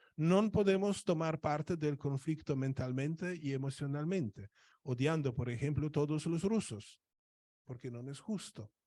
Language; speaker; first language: Spanish; non-native, fluent; Polish